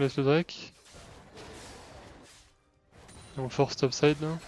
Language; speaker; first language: French; native; French